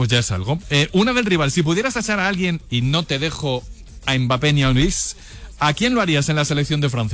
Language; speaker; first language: Spanish; native; Spanish